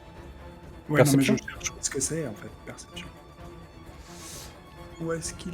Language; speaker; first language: French; native; French